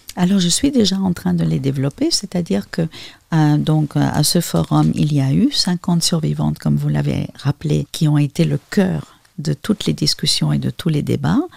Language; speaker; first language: French; non-native, fluent; Spanish